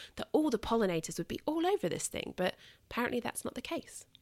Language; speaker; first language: English; native; English